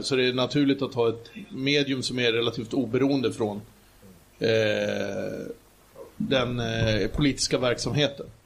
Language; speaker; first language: Swedish; native; Swedish